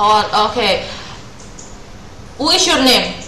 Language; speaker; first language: English; non-native, learner; Indonesian